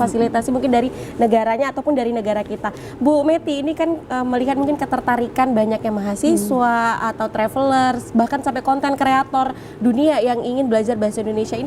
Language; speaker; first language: Indonesian; native; Indonesian